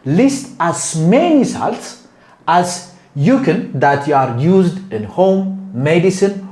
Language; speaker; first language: English; non-native, local second language; Amharic